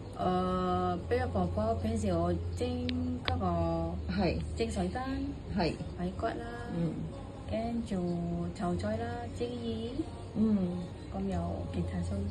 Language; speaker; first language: Chinese; non-native, learner; Indonesian